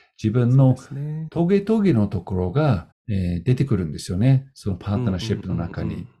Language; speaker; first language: Japanese; non-native, fluent; English